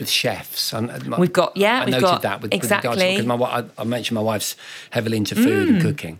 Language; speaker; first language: English; native; English